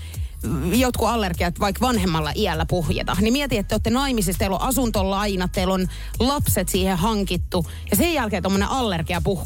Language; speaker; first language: Finnish; native; Finnish